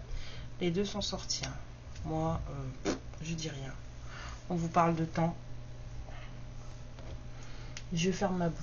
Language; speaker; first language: French; native; French